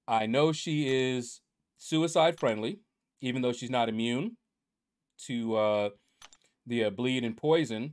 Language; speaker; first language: English; native; English